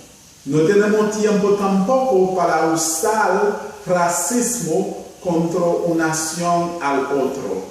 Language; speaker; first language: Spanish; non-native, fluent; Haitian Creole